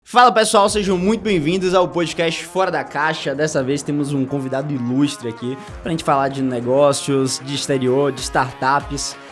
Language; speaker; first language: Portuguese; native; Portuguese